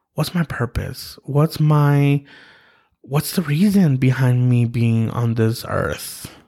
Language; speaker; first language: English; early bilingual, other home language; Spanish